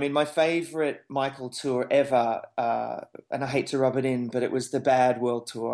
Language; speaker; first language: English; native; English